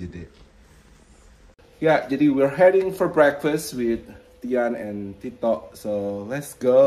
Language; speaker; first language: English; non-native, fluent; Indonesian